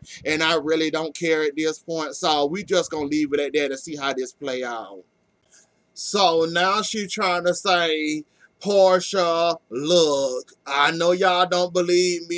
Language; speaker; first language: English; native; English